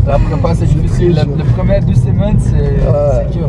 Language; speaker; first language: French; non-native, learner; Portuguese